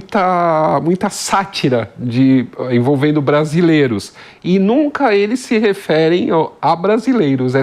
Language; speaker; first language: Portuguese; native; Portuguese